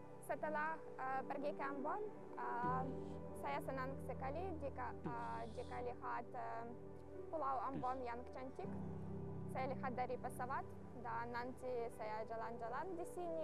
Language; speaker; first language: Indonesian; non-native, learner; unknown